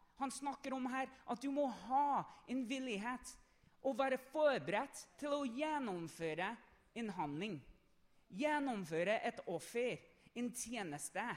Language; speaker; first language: Norwegian; non-native, fluent; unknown